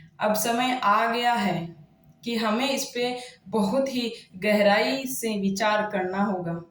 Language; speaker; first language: Hindi; native; Hindi